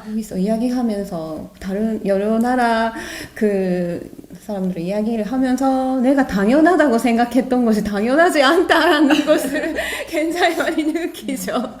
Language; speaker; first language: Korean; non-native, fluent; Japanese